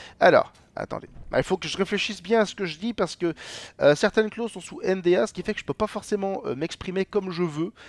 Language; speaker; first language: French; native; French